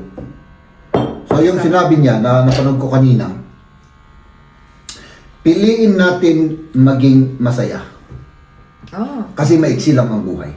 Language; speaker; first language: Filipino; non-native, fluent; German